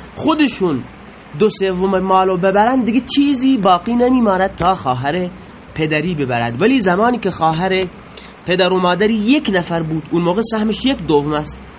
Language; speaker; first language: Persian; native; Persian